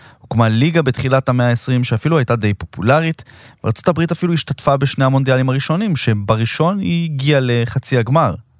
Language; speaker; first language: Hebrew; native; Hebrew